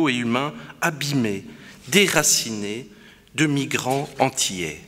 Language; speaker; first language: French; native; French